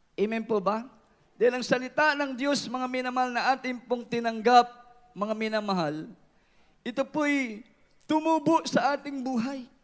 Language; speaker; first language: Filipino; non-native, local second language; Cebuano